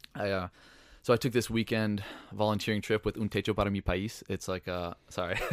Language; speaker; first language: English; native; English